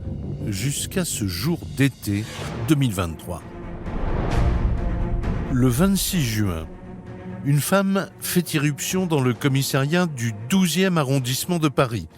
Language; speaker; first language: French; native; French